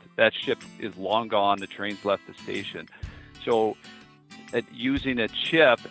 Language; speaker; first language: English; native; English